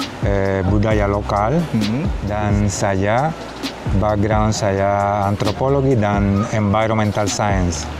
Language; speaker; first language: Indonesian; non-native, fluent; Spanish